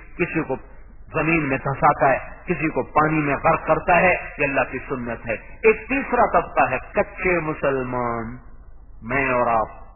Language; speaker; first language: Urdu; non-native, local second language; Punjabi